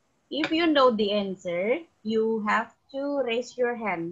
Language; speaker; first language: English; non-native, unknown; Indonesian